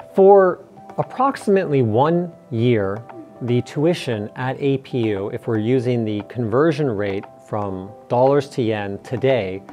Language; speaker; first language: English; native; English